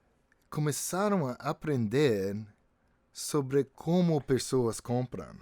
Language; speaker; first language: Portuguese; non-native, fluent; English